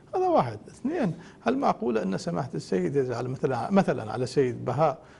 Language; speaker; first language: Arabic; native; Arabic